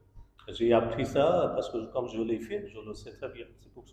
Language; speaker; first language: French; non-native, learner; Bangla